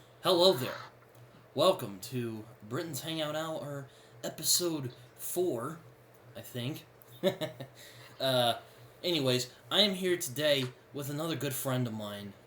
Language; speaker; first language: English; native; English